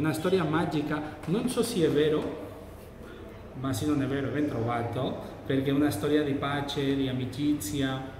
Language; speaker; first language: Italian; non-native, fluent; Catalan